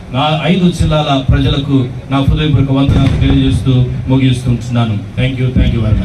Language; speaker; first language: Telugu; native; Telugu